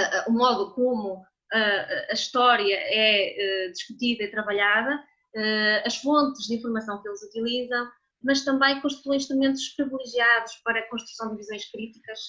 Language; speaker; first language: Portuguese; native; Portuguese